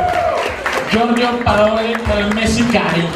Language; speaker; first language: Italian; non-native, learner; Spanish